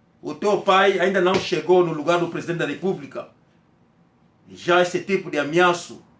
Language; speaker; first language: Portuguese; non-native, local second language; Kongo